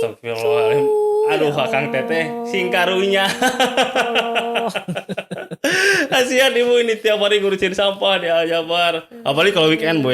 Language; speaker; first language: Indonesian; native; Indonesian